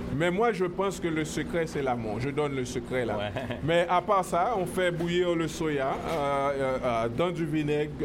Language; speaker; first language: French; native; French